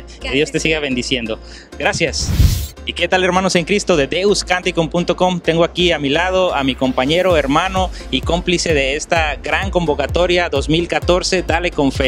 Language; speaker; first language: Spanish; native; Spanish